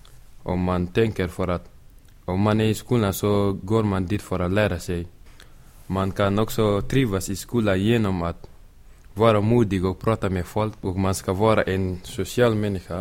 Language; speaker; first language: Swedish; early bilingual, other home language; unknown